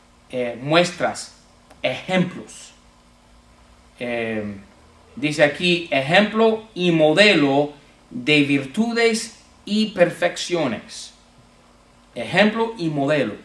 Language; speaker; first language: Spanish; non-native, fluent; English